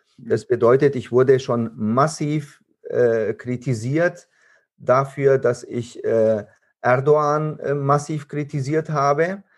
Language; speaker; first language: German; early bilingual, other home language; Turkish